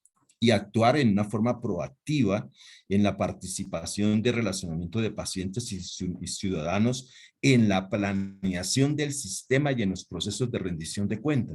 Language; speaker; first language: Spanish; native; Spanish